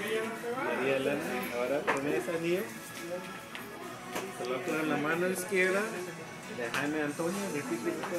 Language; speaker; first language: Spanish; early bilingual, heritage; Spanish